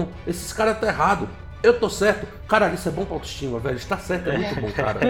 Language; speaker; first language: Portuguese; native; Portuguese